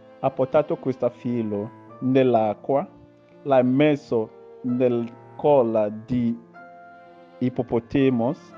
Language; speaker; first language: Italian; non-native, learner; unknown